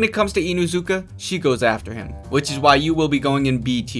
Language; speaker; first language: English; native; English